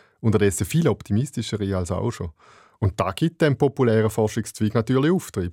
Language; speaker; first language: German; native; German